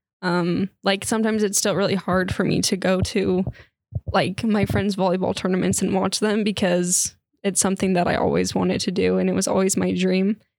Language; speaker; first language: English; native; English